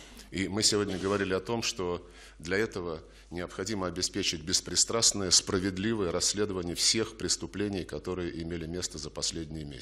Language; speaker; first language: Russian; native; Russian